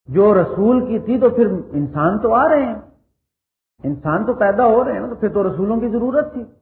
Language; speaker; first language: Urdu; native; Urdu